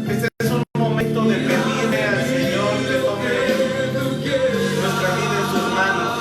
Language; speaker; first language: Spanish; native; Spanish